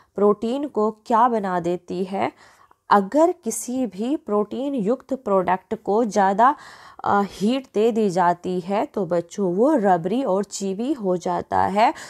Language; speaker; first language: Hindi; native; Hindi